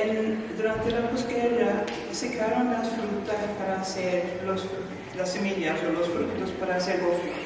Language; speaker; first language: Spanish; non-native, fluent; Swedish